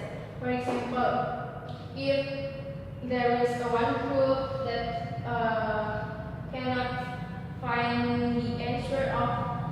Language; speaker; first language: English; non-native, learner; Indonesian